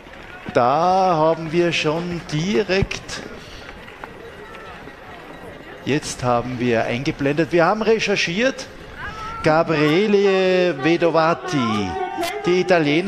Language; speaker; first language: German; native; German